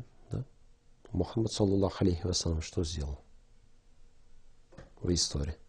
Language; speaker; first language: Russian; non-native, local second language; Kyrgyz